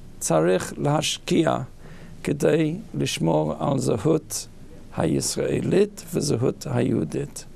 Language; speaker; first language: Hebrew; non-native, fluent; English